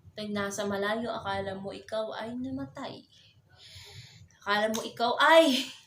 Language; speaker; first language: Filipino; native; Filipino